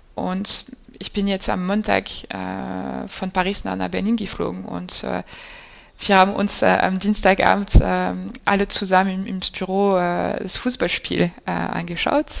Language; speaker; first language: German; non-native, fluent; French